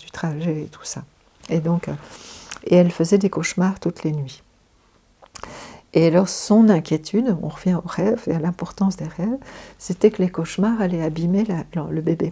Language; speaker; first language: French; native; French